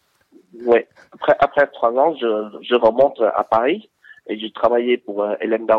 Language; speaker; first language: French; non-native, learner; Vietnamese